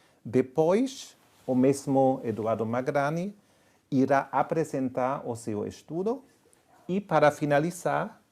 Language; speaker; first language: Portuguese; non-native, fluent; German